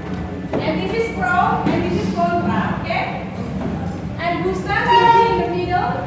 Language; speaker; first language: English; non-native, fluent; Indonesian